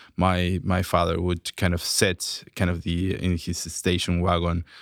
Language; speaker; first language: English; non-native, fluent; Spanish